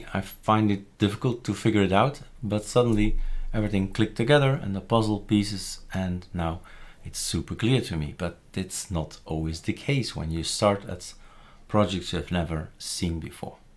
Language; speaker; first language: English; non-native, fluent; Dutch